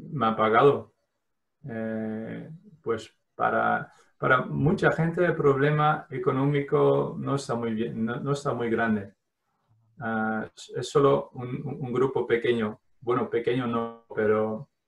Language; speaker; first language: Spanish; non-native, fluent; Dutch